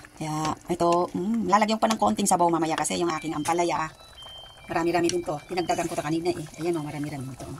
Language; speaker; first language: Filipino; non-native, local second language; Iloko